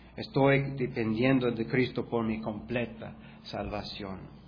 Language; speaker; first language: Spanish; non-native, fluent; English